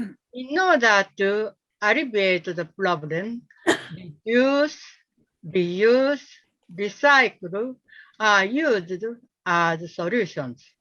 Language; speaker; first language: English; non-native, learner; Japanese